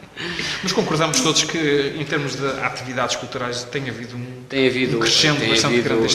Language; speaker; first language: Portuguese; native; Portuguese